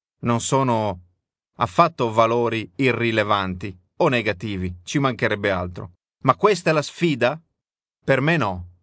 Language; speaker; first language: Italian; native; Italian